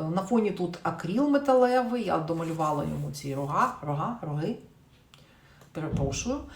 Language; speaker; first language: Ukrainian; non-native, local second language; Russian